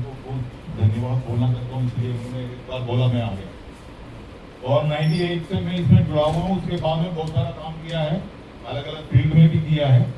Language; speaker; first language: Hindi; non-native, local second language; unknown